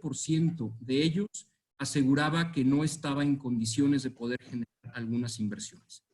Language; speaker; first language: Spanish; native; Spanish